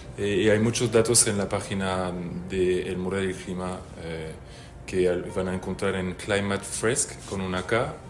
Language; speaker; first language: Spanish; non-native, fluent; French